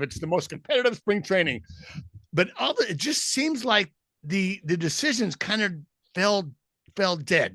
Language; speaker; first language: English; native; English